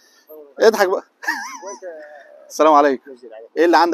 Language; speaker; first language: Arabic; native; Arabic